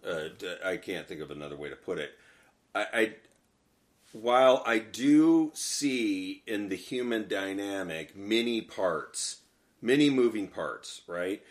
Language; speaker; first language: English; native; English